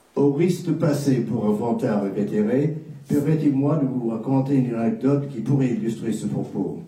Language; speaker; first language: French; non-native, fluent; English